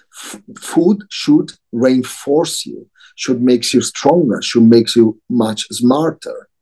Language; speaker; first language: English; non-native, fluent; Italian